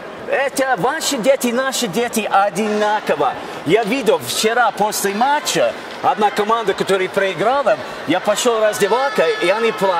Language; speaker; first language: Russian; non-native, fluent; English